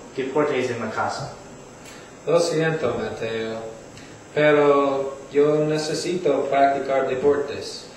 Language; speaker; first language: Spanish; non-native, learner; English